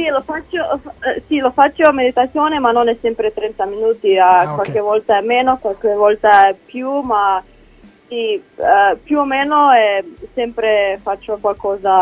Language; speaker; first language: Italian; non-native, learner; Slovenian